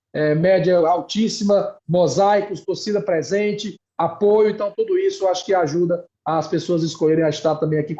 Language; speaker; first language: Portuguese; native; Portuguese